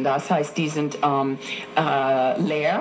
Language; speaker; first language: German; non-native, fluent; English